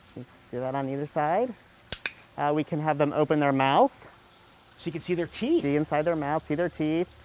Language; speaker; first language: English; native; English